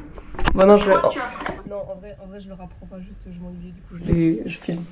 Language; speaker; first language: French; native; French